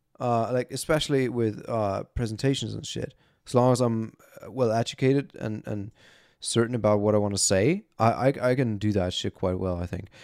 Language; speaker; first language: English; non-native, fluent; German